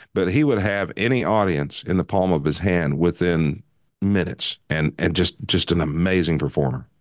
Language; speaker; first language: English; native; English